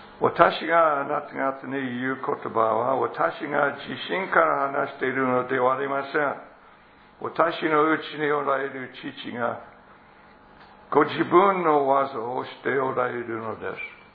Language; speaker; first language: Japanese; non-native, fluent; English